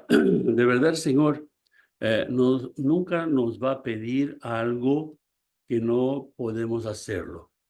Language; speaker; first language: Spanish; non-native, fluent; Portuguese